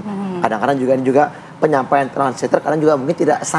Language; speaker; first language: Indonesian; native; Indonesian